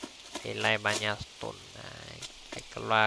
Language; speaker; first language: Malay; non-native, local second language; Chinese